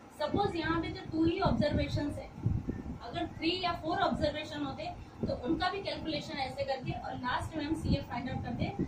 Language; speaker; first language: Hindi; non-native, local second language; Gujarati